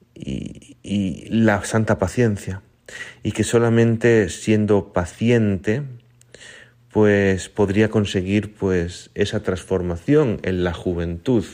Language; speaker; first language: Spanish; native; Spanish